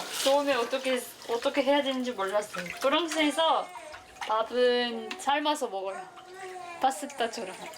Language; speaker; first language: Korean; non-native, fluent; French